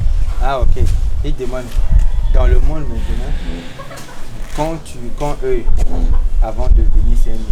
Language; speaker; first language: French; non-native, local second language; Sango